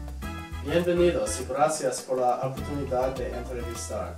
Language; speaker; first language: Spanish; non-native, learner; English